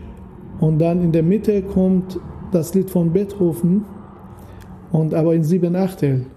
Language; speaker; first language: German; non-native, fluent; Persian